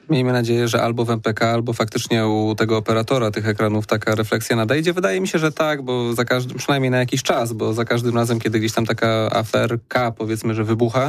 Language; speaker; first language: Polish; native; Polish